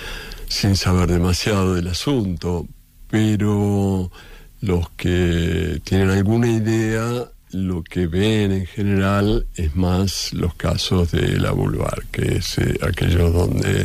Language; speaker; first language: Spanish; native; Spanish